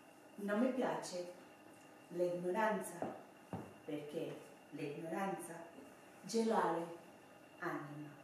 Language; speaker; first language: Italian; non-native, learner; Swedish